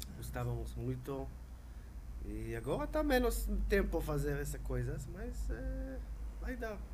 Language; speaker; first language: Portuguese; non-native, learner; Hebrew